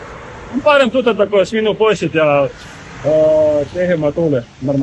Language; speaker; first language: Estonian; non-native, learner; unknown